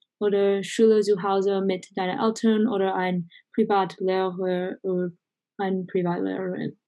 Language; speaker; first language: German; non-native, learner; English